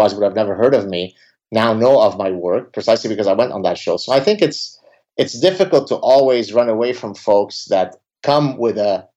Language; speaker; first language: English; early bilingual, other home language; Arabic